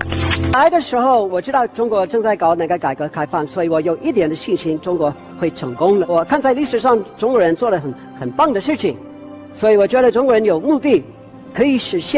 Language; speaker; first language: Chinese; non-native, fluent; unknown